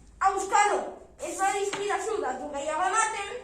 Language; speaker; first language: Basque; non-native, local second language; Spanish